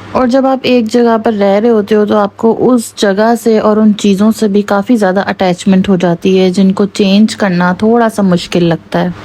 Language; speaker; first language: Urdu; native; Urdu